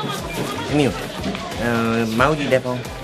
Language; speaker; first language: Vietnamese; non-native, learner; Korean